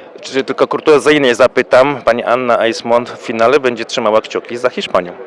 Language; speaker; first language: Polish; native; Polish